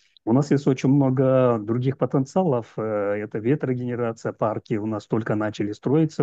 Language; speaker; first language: Russian; non-native, local second language; Uzbek